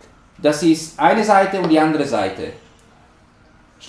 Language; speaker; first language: German; non-native, learner; Spanish